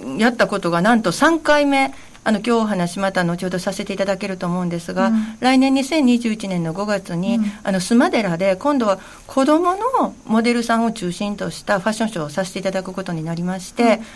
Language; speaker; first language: Japanese; native; Japanese